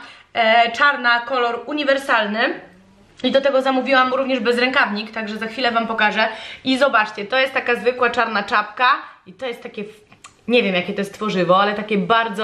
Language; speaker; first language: Polish; native; Polish